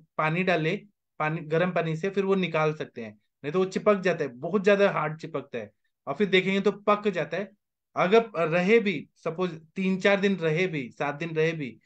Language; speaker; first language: Hindi; native; Hindi